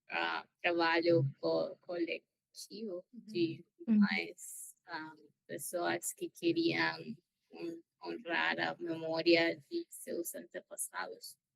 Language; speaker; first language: Portuguese; non-native, learner; Spanish